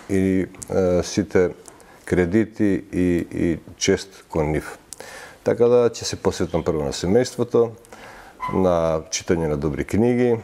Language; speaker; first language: Macedonian; early bilingual, heritage; Macedonian